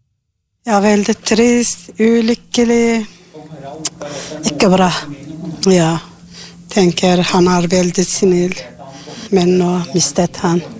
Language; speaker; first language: Norwegian; non-native, learner; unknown